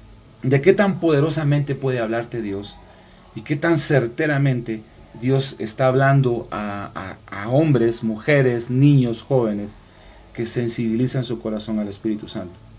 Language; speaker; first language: Spanish; native; Spanish